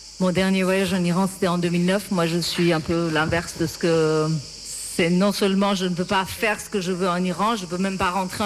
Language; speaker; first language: French; non-native, fluent; Persian